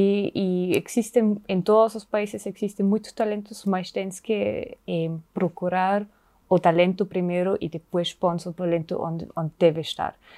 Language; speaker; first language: Portuguese; non-native, fluent; German